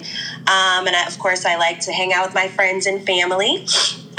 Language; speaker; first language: English; native; English